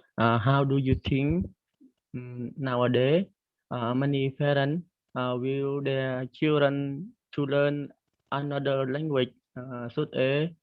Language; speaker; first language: English; non-native, learner; Khmer